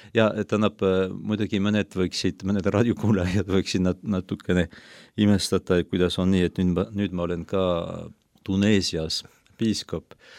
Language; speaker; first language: Estonian; non-native, fluent; French